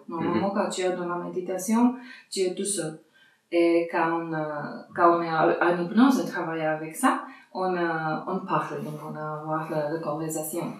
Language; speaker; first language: French; non-native, fluent; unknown